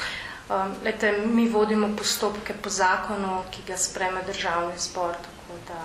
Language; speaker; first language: Slovenian; native; Slovenian